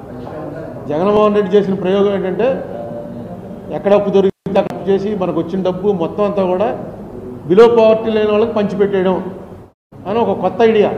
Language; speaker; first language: Telugu; native; Telugu